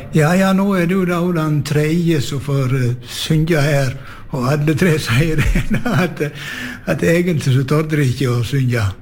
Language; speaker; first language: Norwegian; native; Norwegian